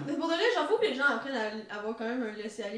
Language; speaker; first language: French; native; French